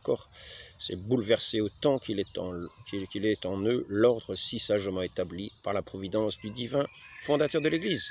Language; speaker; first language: French; native; French